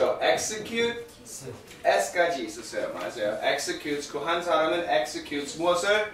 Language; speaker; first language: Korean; non-native, fluent; English